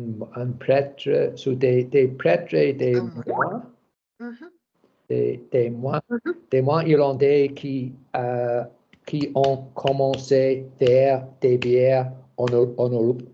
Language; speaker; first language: French; non-native, learner; English